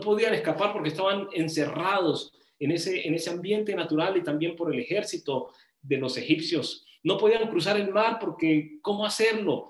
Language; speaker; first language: Spanish; native; Spanish